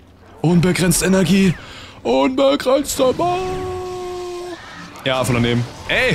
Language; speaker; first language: German; native; German